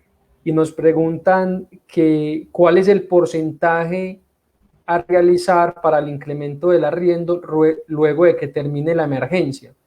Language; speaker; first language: Spanish; native; Spanish